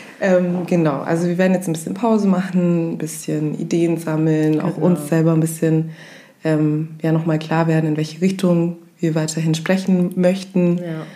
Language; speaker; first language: German; early bilingual, other home language; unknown